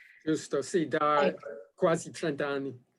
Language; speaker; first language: Italian; non-native, fluent; English